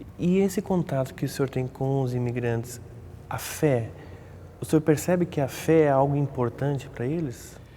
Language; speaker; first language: Portuguese; native; Portuguese